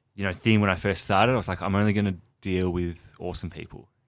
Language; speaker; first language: English; native; English